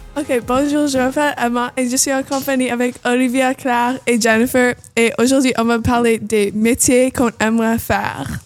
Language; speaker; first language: French; non-native, local second language; English